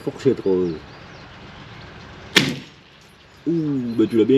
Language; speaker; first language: French; native; French